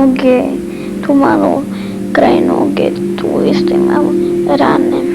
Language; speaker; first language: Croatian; non-native, learner; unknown